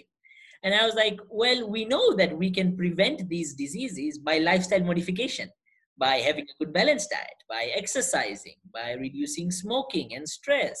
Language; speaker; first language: English; non-native, local second language; Gujarati